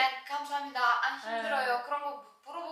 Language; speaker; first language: Korean; non-native, learner; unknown